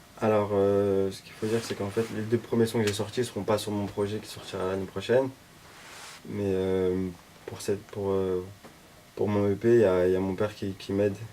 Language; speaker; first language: French; native; French